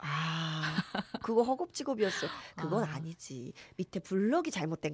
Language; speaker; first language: Korean; native; Korean